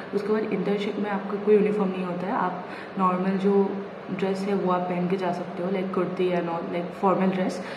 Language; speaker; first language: Hindi; non-native, local second language; Assamese